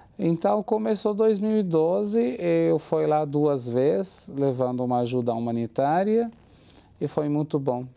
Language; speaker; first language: Portuguese; non-native, fluent; Arabic